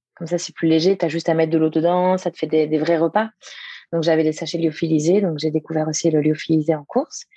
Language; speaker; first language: French; native; French